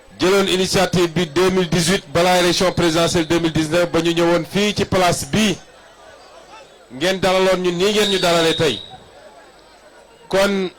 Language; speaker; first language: Wolof; non-native, local second language; Serer